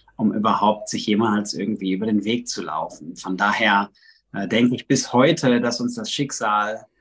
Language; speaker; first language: German; native; German